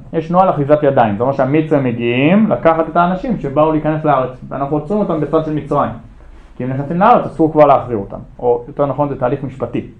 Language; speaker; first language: Hebrew; early bilingual, other home language; English